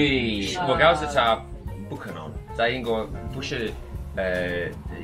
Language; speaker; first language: Chinese; non-native, learner; English